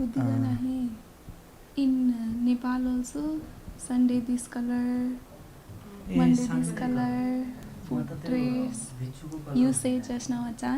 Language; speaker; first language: English; non-native, learner; Nepali